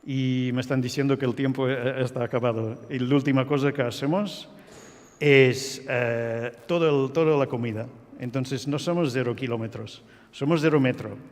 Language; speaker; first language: Spanish; non-native, fluent; English